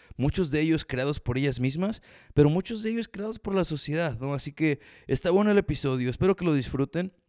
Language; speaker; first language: Spanish; native; Spanish